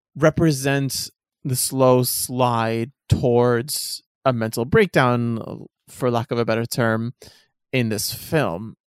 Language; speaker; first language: English; native; English